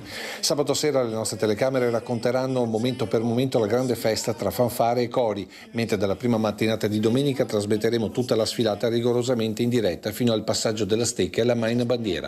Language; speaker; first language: Italian; native; Italian